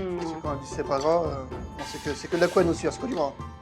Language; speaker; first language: French; native; French